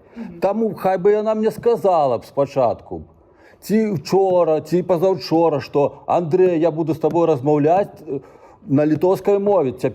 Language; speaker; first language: Ukrainian; non-native, learner; Belarusian